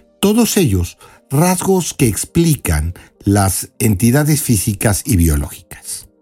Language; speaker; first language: Spanish; native; Spanish